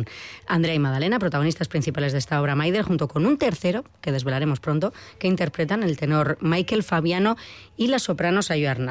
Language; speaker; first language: Spanish; native; Spanish